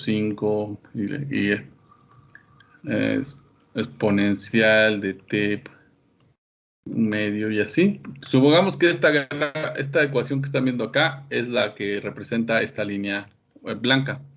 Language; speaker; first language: Spanish; native; Spanish